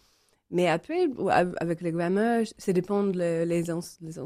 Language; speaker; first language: French; non-native, learner; English